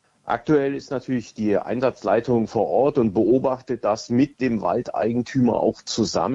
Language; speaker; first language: German; native; German